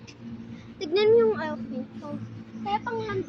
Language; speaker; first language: Filipino; non-native, local second language; Cebuano